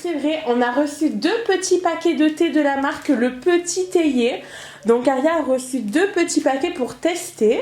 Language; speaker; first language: French; native; French